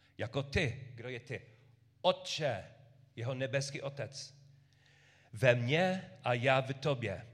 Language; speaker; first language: Czech; non-native, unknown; English